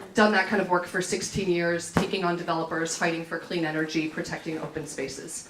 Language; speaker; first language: English; native; English